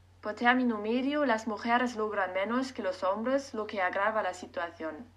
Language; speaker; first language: Spanish; non-native, learner; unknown